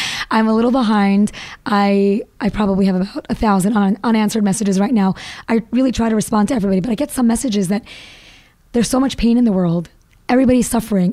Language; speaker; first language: English; native; English